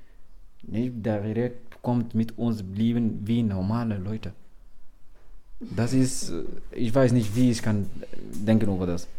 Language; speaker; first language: German; non-native, learner; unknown